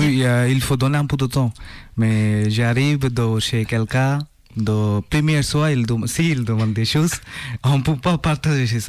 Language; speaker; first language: French; non-native, learner; Bangla